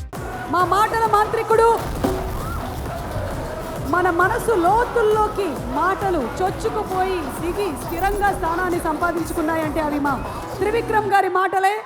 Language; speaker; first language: Telugu; native; Telugu